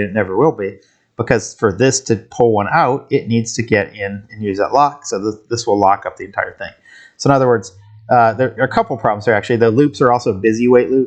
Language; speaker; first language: English; native; English